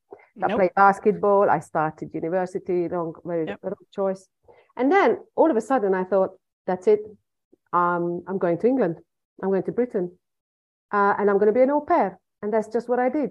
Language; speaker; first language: English; non-native, fluent; Hungarian